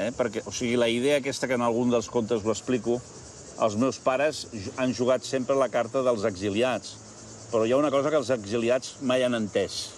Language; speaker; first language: Catalan; early bilingual, heritage; Catalan